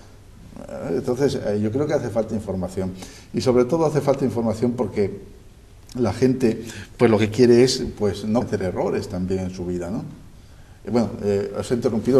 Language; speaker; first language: Spanish; native; Spanish